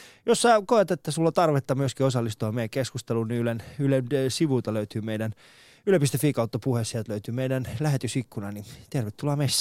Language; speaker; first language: Finnish; early bilingual, other home language; Persian